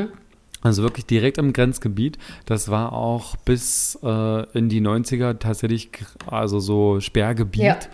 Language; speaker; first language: German; native; German